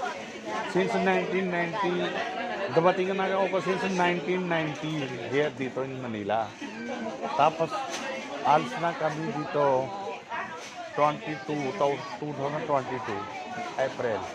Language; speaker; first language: Filipino; non-native, learner; Punjabi